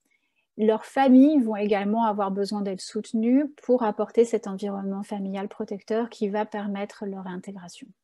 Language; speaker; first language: French; native; French